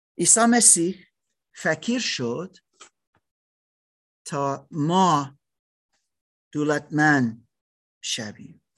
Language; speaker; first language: Persian; non-native, learner; German